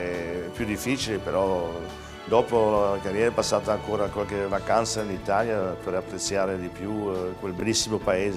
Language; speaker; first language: Italian; non-native, fluent; Dutch